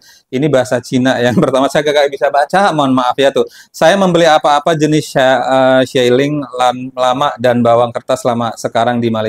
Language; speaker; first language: Indonesian; native; Indonesian